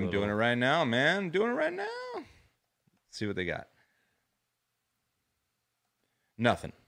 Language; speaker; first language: English; native; English